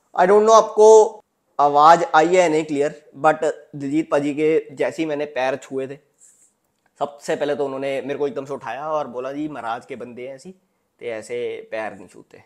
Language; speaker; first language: Hindi; non-native, local second language; Punjabi